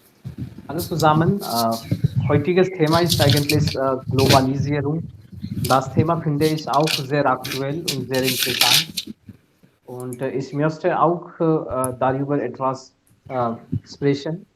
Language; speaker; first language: German; non-native, fluent; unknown